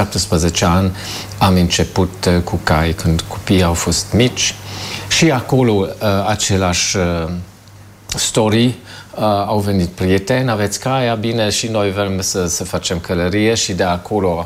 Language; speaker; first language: Romanian; non-native, fluent; German